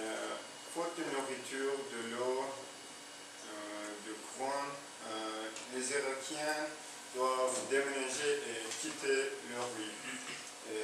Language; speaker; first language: French; non-native, learner; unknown